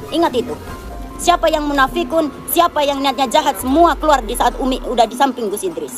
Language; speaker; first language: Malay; non-native, local second language; Javanese